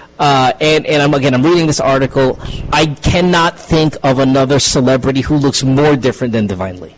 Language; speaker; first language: English; non-native, local second language; Filipino